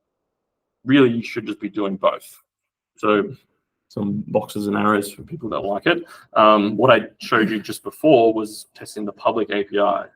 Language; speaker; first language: English; native; English